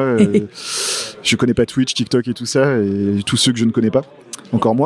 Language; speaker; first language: French; native; French